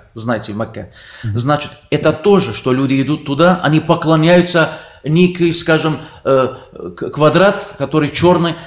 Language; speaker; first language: Russian; non-native, fluent; Arabic